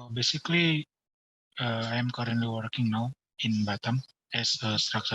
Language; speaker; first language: English; non-native, learner; Indonesian